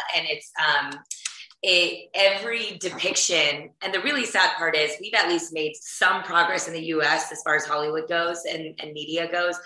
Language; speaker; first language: English; early bilingual, other home language; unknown